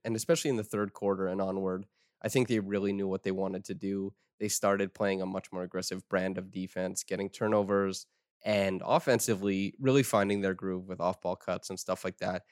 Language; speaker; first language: English; native; English